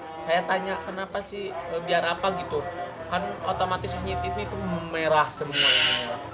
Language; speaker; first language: Indonesian; non-native, local second language; Sundanese